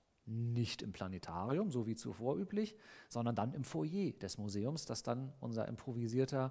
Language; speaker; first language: German; native; German